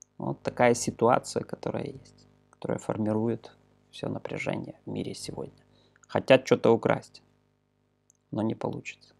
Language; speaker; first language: Russian; non-native, local second language; Ukrainian